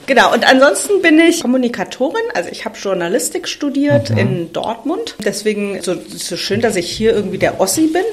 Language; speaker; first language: German; native; German